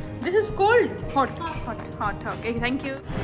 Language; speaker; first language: English; non-native, local second language; Hindi